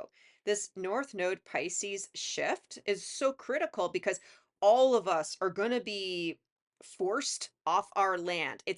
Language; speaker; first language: English; native; English